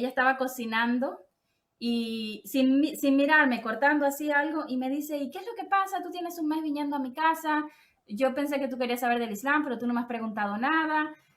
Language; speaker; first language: Spanish; native; Spanish